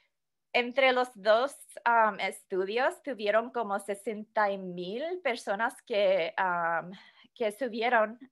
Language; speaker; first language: Spanish; non-native, fluent; English